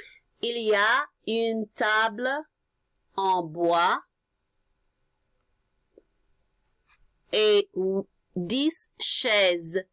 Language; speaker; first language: French; non-native, learner; English